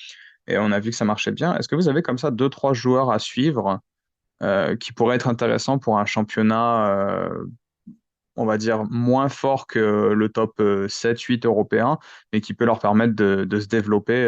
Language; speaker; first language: French; native; French